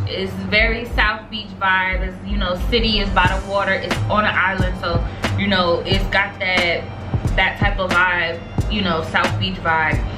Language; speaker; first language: English; native; English